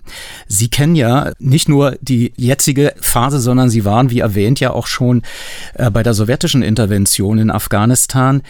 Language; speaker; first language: German; native; German